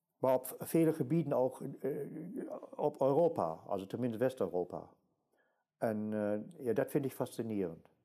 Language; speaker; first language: Dutch; non-native, fluent; German